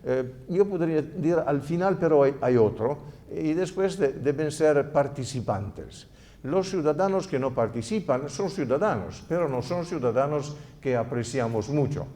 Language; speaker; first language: Spanish; non-native, fluent; Italian